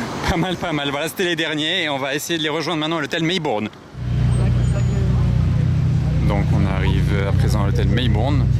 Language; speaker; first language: French; native; French